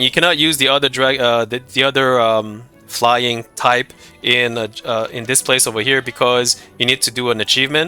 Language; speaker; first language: English; non-native, fluent; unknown